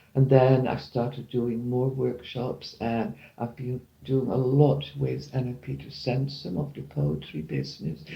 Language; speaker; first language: English; non-native, fluent; Dutch